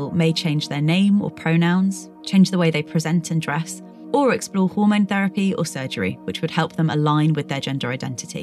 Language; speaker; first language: English; native; English